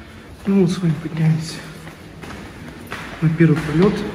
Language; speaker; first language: Russian; native; Russian